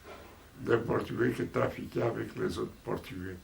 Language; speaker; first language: French; non-native, fluent; Portuguese